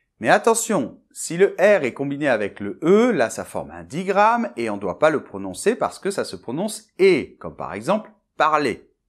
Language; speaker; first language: French; native; French